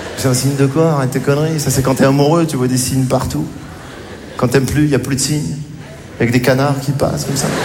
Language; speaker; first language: French; native; French